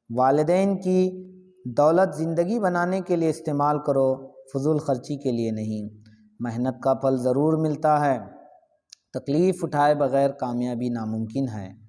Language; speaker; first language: Urdu; native; Urdu